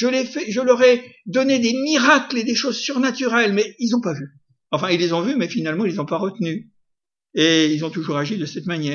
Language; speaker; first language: French; native; French